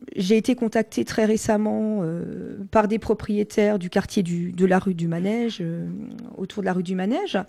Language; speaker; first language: French; non-native, local second language; Swiss German